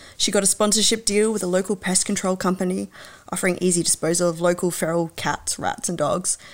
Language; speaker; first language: English; native; English